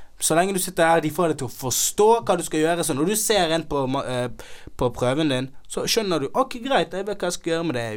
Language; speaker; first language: Norwegian; early bilingual, other home language; Somali